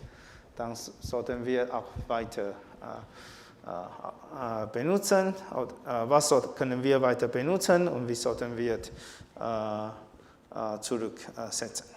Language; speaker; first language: German; non-native, fluent; Chinese